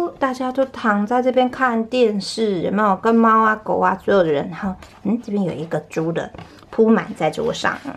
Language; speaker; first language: Chinese; native; Chinese